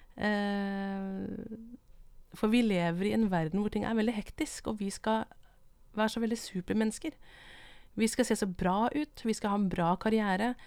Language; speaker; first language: Norwegian; non-native, local second language; Vietnamese